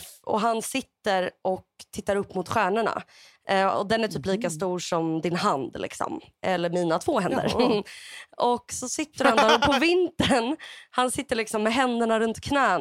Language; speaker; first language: Swedish; native; Swedish